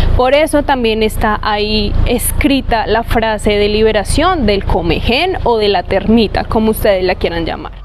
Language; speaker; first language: Spanish; native; Spanish